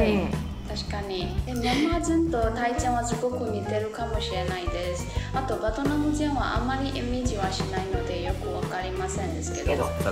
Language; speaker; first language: Japanese; non-native, fluent; Burmese